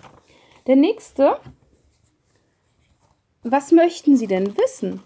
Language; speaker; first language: German; non-native, fluent; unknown